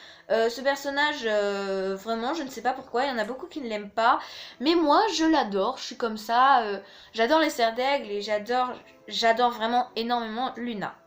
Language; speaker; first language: French; native; French